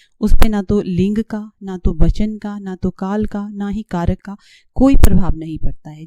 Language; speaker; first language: Hindi; native; Hindi